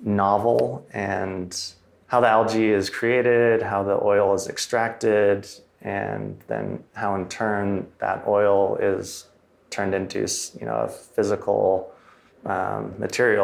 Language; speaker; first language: English; native; English